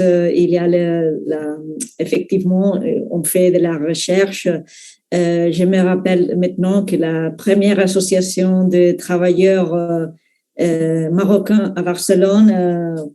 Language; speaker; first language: French; non-native, fluent; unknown